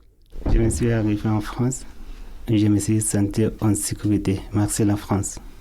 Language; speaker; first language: French; non-native, learner; Arabic